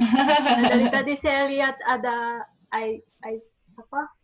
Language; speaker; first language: Indonesian; non-native, fluent; Japanese